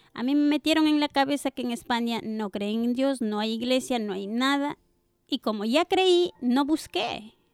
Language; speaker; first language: Spanish; native; Spanish